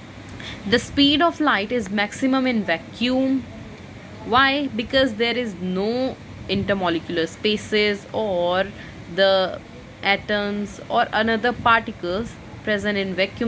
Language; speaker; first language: English; non-native, local second language; Hindi